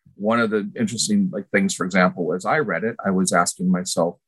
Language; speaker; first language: English; early bilingual, other home language; Spanish